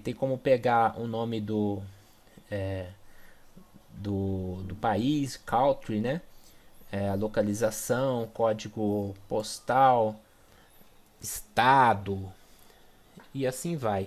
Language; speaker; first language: Portuguese; native; Portuguese